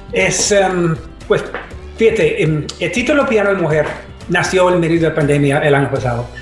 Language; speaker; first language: Spanish; non-native, fluent; English